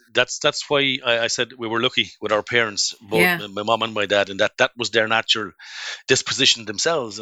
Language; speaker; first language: English; native; English